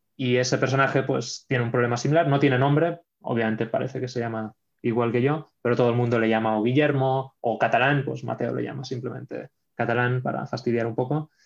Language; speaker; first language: Spanish; non-native, local second language; Catalan